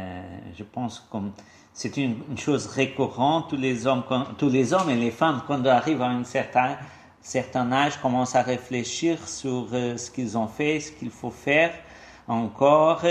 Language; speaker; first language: French; non-native, fluent; Portuguese